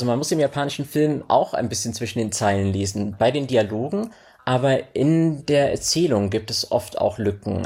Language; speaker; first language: German; native; German